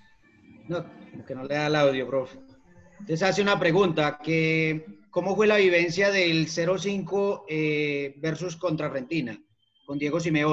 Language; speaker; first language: Spanish; native; Spanish